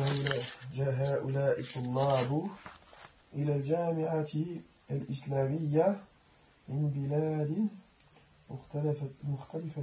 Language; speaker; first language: Arabic; non-native, learner; French